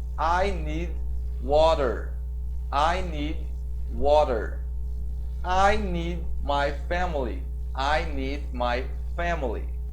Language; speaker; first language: English; non-native, fluent; Portuguese